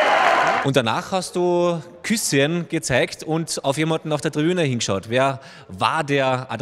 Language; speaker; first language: German; native; German